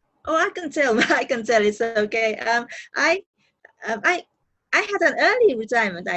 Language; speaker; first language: English; non-native, learner; Japanese